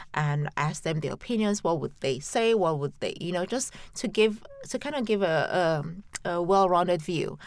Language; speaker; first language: English; non-native, local second language; Yoruba